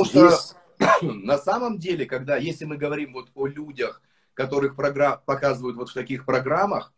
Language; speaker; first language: Russian; native; Russian